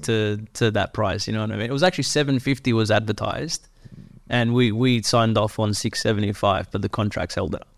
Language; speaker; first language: English; native; English